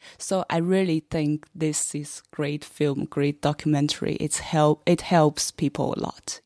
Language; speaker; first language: English; non-native, fluent; Chinese